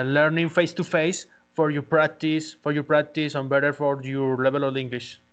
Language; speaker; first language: English; non-native, learner; Spanish